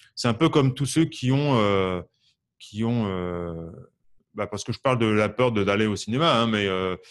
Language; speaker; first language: French; native; French